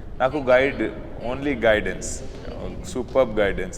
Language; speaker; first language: Telugu; non-native, learner; Hindi